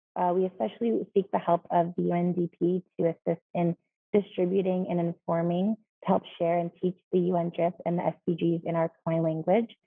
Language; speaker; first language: English; native; English